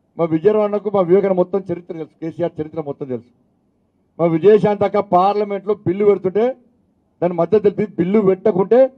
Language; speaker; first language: Telugu; native; Telugu